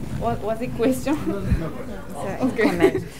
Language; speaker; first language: English; non-native, learner; Japanese